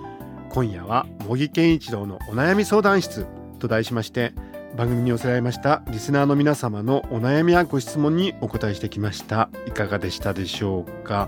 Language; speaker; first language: Japanese; native; Japanese